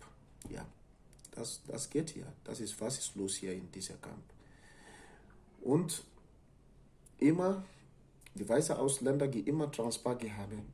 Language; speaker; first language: German; non-native, learner; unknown